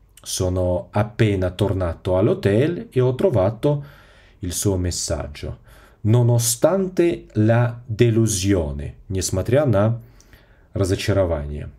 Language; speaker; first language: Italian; non-native, fluent; Russian